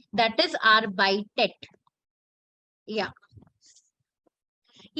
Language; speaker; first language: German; non-native, fluent; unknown